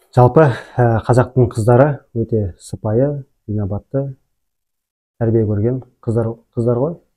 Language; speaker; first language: Kazakh; native; Kazakh